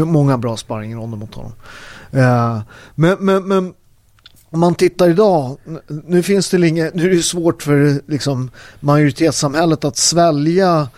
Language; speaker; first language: Swedish; early bilingual, other home language; Italian